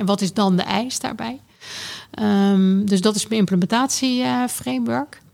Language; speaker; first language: Dutch; native; Dutch